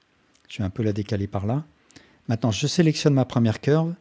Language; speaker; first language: French; native; French